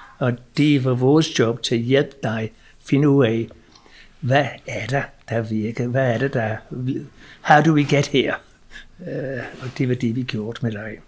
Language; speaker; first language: Danish; non-native, fluent; English